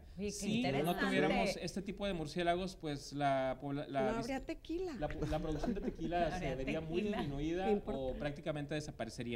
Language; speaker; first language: Spanish; native; Spanish